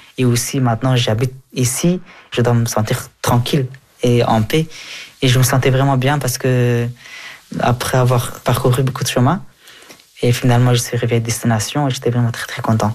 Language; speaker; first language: French; early bilingual, other home language; Persian